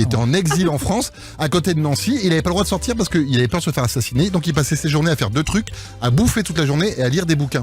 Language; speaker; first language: French; native; French